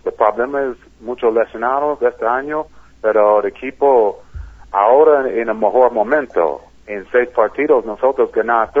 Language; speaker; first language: Spanish; non-native, learner; English